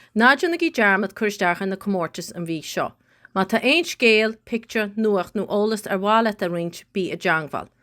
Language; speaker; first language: Irish; native; Irish